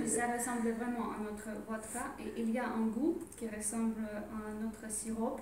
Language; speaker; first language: French; non-native, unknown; Ukrainian